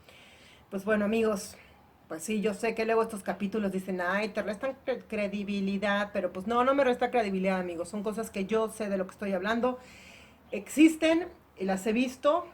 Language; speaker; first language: Spanish; native; Spanish